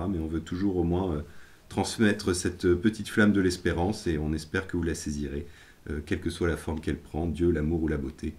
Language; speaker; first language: French; native; French